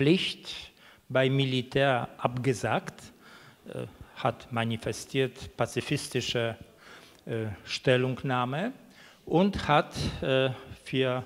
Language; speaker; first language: German; non-native, fluent; Polish